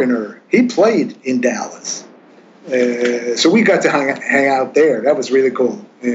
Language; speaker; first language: English; non-native, fluent; Swedish